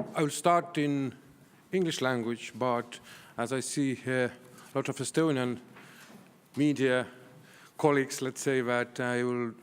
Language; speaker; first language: English; non-native, fluent; Estonian